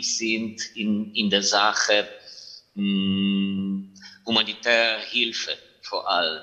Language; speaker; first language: German; non-native, fluent; Ukrainian